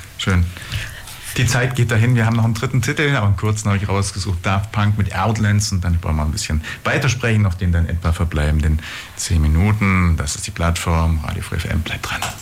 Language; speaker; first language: German; native; German